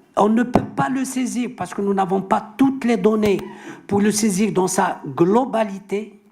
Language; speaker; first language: French; non-native, local second language; Arabic